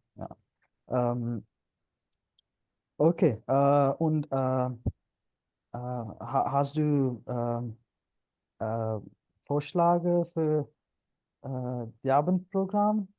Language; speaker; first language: German; non-native, learner; Punjabi